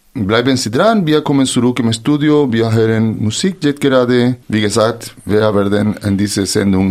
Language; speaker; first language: German; non-native, fluent; Spanish